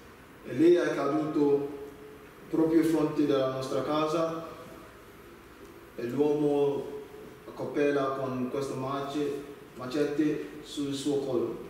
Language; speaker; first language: Italian; non-native, learner; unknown